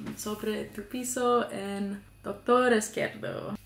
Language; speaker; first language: Spanish; non-native, learner; English